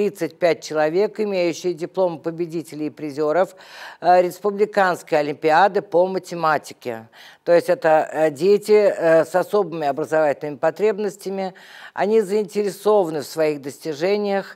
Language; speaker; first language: Russian; native; Russian